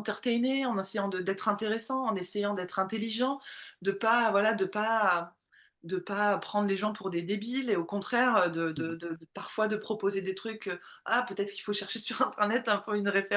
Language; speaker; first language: French; native; French